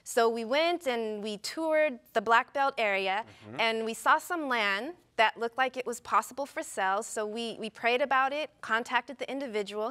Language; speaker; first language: English; native; English